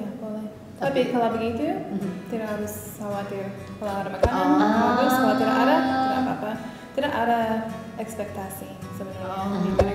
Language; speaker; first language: Indonesian; non-native, fluent; English